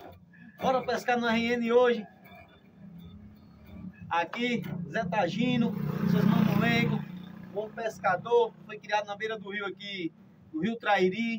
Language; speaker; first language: Portuguese; native; Portuguese